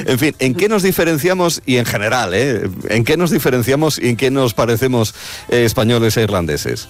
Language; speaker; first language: Spanish; native; Spanish